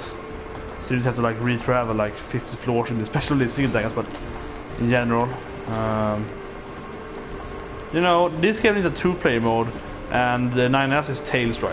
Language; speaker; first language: English; non-native, fluent; Swedish